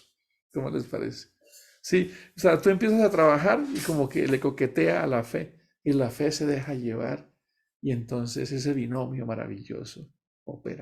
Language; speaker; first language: Spanish; native; Spanish